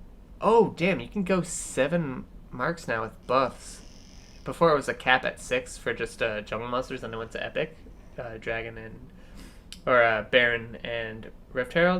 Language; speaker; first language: English; native; English